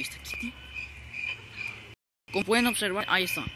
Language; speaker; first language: Spanish; native; Spanish